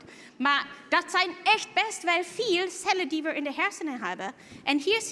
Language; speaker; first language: Dutch; non-native, fluent; German